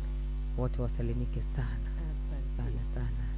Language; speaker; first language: Swahili; non-native, local second language; Kikuyu